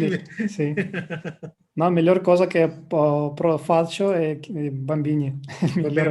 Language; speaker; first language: Italian; non-native, learner; Russian